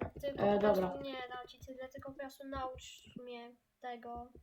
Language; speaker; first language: Polish; native; Polish